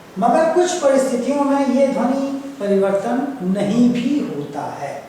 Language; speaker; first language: Hindi; native; Hindi